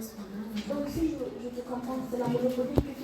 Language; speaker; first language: French; non-native, learner; English